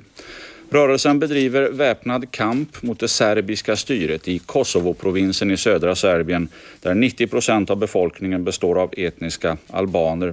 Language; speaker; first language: Swedish; native; Swedish